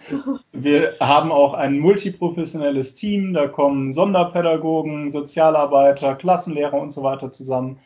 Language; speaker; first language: German; native; German